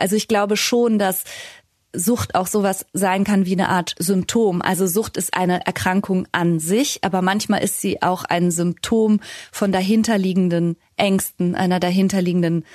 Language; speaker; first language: German; native; German